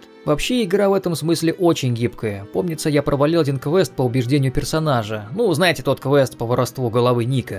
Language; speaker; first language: Russian; native; Russian